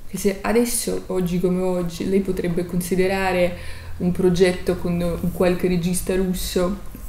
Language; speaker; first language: Italian; non-native, fluent; Russian